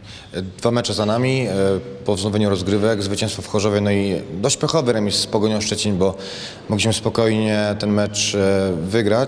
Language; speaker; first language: Polish; native; Polish